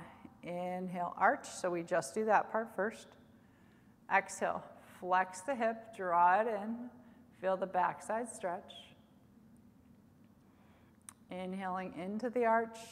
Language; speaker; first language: English; native; English